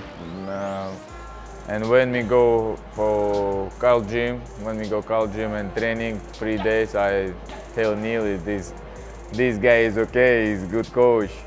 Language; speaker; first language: English; non-native, learner; Russian